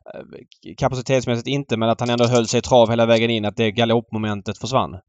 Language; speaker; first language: Swedish; native; Swedish